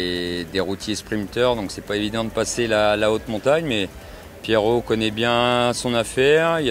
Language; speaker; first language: French; native; French